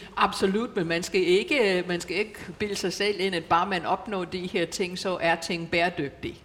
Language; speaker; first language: Danish; non-native, fluent; English